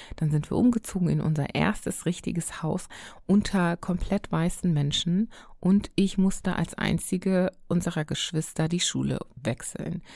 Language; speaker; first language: German; early bilingual, other home language; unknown